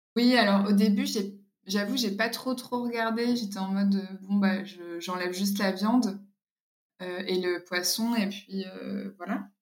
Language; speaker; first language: French; native; French